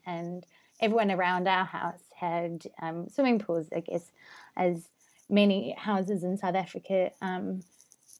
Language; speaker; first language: English; native; English